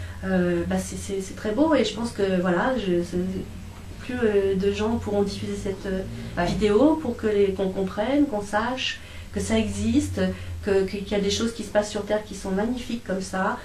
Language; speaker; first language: French; native; French